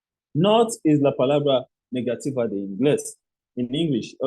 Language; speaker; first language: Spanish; non-native, fluent; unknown